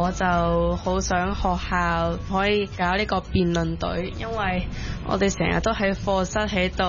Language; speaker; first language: Chinese; early bilingual, other home language; Vietnamese